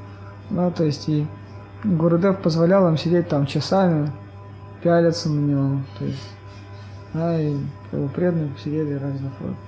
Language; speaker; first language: Russian; native; Russian